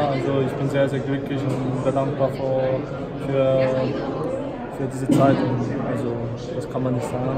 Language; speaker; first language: German; non-native, fluent; Korean